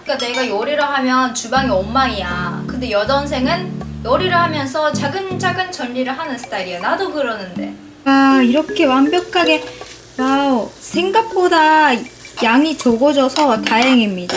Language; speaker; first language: Korean; non-native, fluent; Japanese